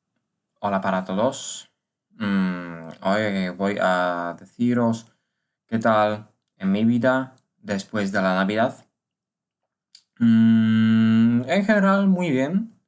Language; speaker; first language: Spanish; non-native, learner; Polish